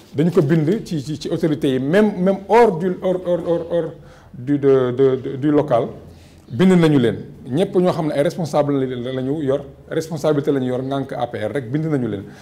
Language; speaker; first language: Wolof; native; Wolof